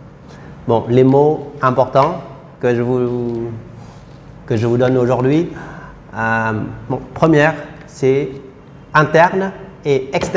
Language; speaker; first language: French; non-native, fluent; Vietnamese